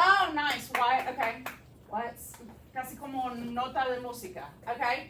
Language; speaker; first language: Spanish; non-native, fluent; English